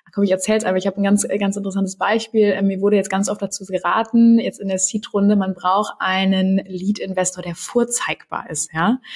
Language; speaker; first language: German; native; German